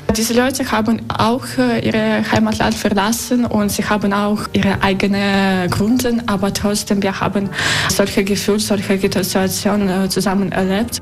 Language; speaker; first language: German; non-native, learner; Russian